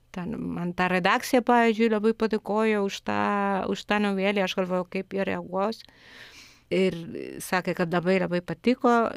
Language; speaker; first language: Lithuanian; non-native, fluent; Spanish